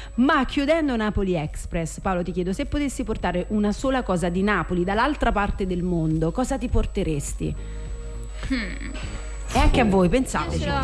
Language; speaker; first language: Italian; native; Italian